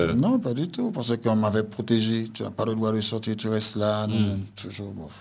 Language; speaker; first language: French; native; French